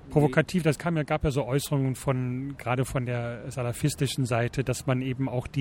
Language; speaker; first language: German; native; German